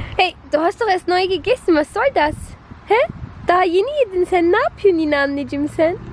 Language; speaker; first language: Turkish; early bilingual, heritage; Turkish